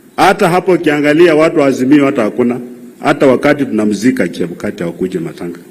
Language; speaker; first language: Swahili; non-native, local second language; Luyia